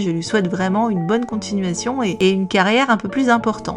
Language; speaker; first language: French; native; French